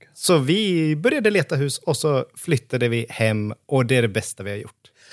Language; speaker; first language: Swedish; native; Swedish